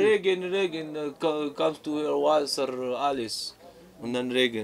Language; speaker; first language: German; non-native, learner; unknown